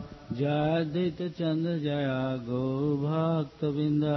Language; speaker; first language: English; non-native, local second language; Bangla